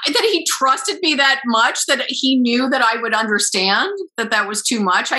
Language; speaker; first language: English; native; English